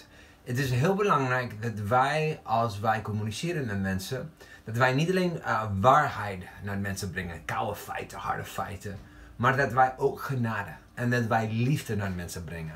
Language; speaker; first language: Dutch; non-native, fluent; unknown